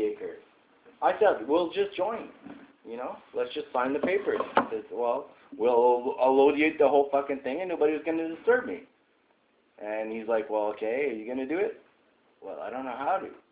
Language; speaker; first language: English; non-native, fluent; French